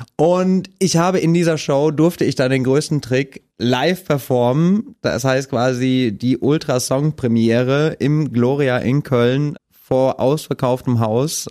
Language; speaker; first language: German; native; German